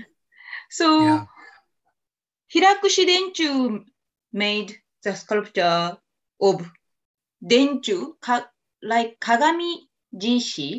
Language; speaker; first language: English; non-native, learner; Japanese